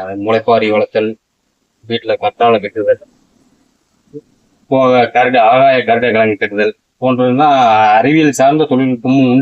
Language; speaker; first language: Tamil; native; Tamil